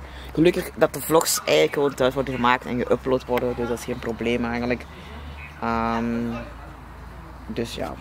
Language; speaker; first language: Dutch; native; Dutch